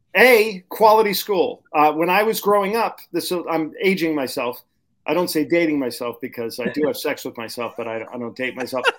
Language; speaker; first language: English; native; English